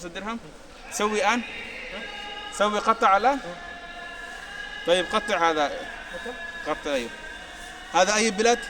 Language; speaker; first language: Arabic; non-native, learner; Somali